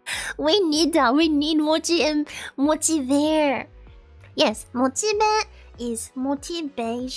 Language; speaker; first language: English; non-native, learner; Japanese